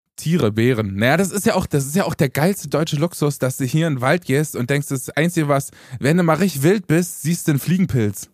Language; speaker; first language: German; early bilingual, other home language; Romanian